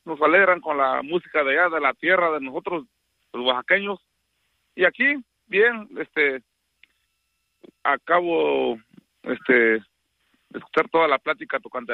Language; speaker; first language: Spanish; non-native, local second language; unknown